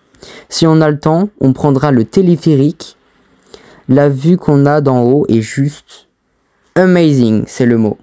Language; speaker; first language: French; native; French